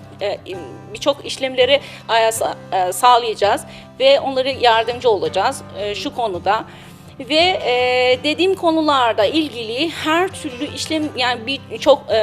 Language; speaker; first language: Turkish; non-native, learner; Persian